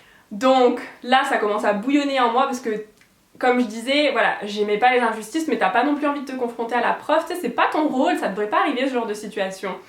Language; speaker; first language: French; native; French